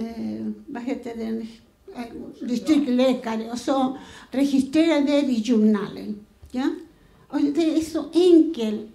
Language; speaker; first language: Swedish; non-native, fluent; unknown